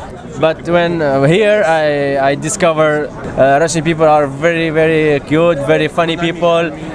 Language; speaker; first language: English; non-native, fluent; Arabic